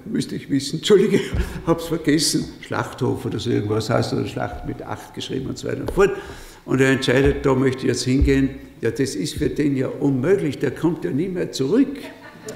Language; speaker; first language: German; native; German